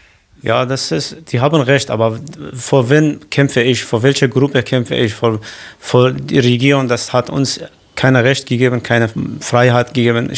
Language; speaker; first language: German; non-native, learner; Kurdish